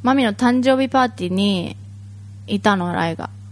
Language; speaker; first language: Japanese; native; Japanese